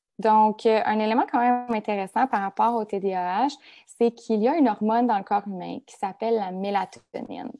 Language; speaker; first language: French; native; French